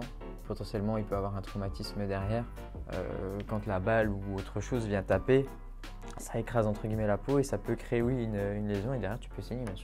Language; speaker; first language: French; native; French